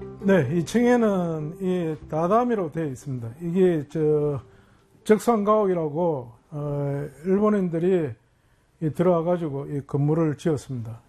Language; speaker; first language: Korean; native; Korean